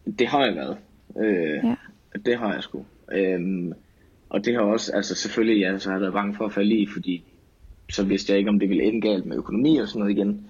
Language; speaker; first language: Danish; native; Danish